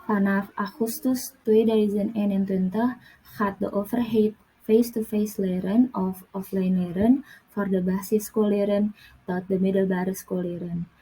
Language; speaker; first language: Dutch; non-native, learner; Indonesian